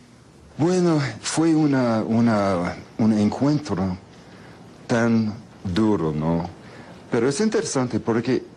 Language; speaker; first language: Spanish; non-native, fluent; English